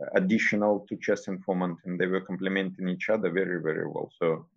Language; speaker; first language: English; non-native, fluent; Russian